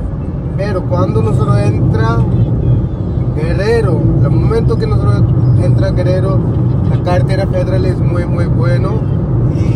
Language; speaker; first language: Spanish; non-native, learner; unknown